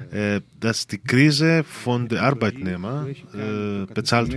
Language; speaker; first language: German; non-native, fluent; Greek